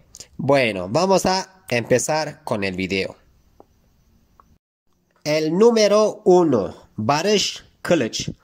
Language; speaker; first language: Spanish; non-native, fluent; Turkish